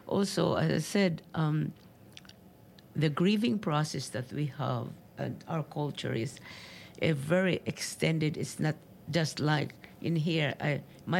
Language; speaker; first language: English; non-native, local second language; Cebuano